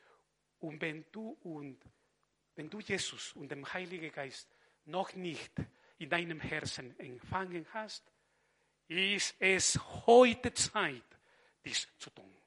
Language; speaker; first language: German; non-native, fluent; Spanish